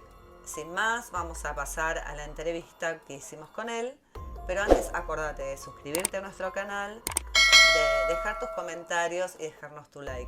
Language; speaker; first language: Spanish; native; Spanish